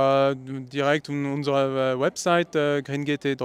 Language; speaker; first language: German; non-native, learner; Italian